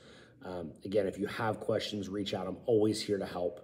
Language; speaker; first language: English; native; English